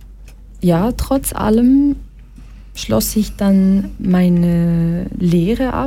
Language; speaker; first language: German; early bilingual, other home language; Portuguese